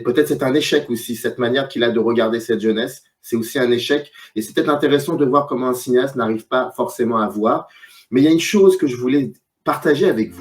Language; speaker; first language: French; native; French